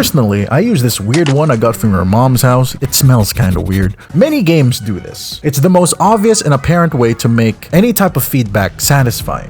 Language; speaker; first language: English; native; English